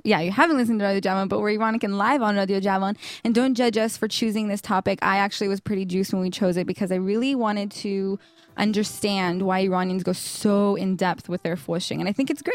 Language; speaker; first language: English; early bilingual, other home language; Persian